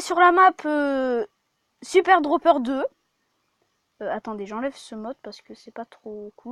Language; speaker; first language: French; native; French